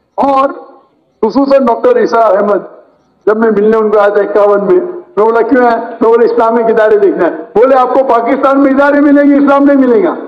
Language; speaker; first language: Urdu; non-native, local second language; Konkani